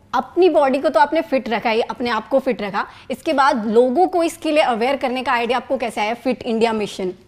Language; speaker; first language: Hindi; native; Hindi